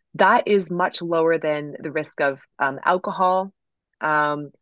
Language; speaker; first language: English; native; English